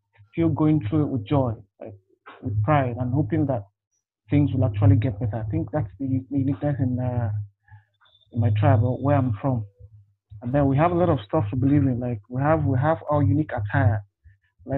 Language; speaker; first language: English; non-native, local second language; Igbo